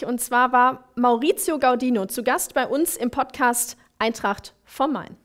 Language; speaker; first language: German; native; German